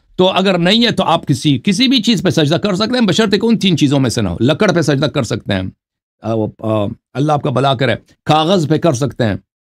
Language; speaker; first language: Urdu; native; Urdu